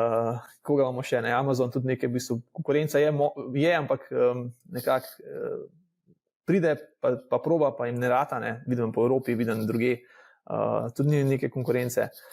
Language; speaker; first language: Slovenian; native; Slovenian